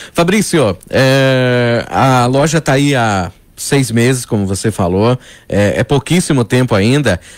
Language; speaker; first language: Portuguese; native; Portuguese